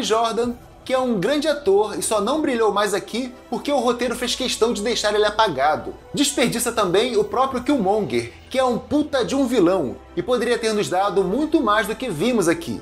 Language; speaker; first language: Portuguese; native; Portuguese